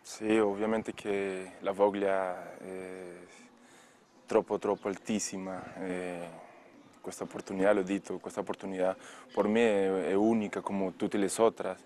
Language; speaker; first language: Italian; non-native, learner; Spanish